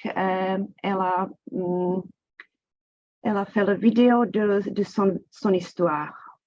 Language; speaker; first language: French; non-native, fluent; Czech